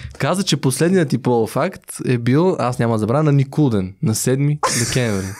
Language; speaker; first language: Bulgarian; native; Bulgarian